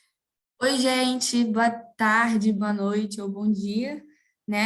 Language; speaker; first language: Portuguese; native; Portuguese